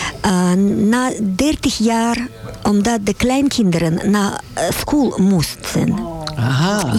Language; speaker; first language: Dutch; non-native, learner; Russian